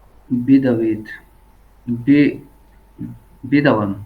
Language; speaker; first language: Persian; non-native, learner; Urdu